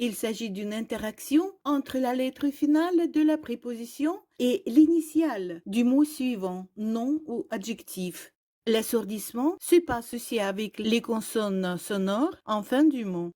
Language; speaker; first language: French; non-native, fluent; Russian